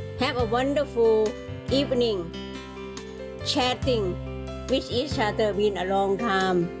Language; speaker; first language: English; non-native, learner; Thai